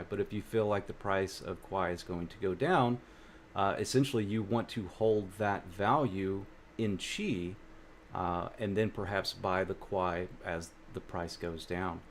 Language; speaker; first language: English; native; English